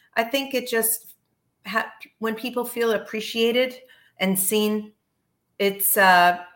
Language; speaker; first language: English; native; English